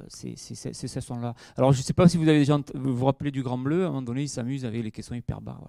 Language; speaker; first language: French; native; French